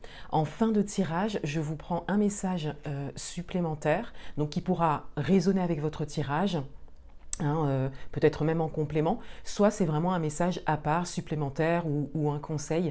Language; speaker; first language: French; native; French